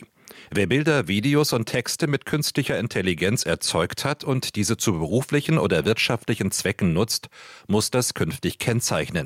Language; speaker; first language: German; native; German